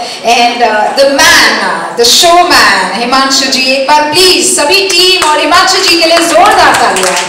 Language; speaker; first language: Hindi; native; Hindi